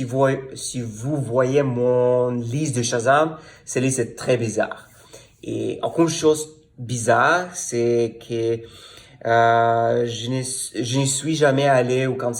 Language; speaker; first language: French; non-native, learner; Russian